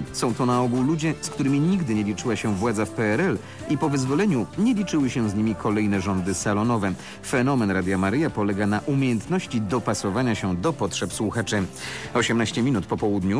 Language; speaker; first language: Polish; native; Polish